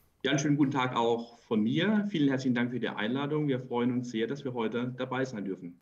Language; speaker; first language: German; native; German